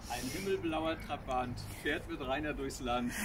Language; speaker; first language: German; native; German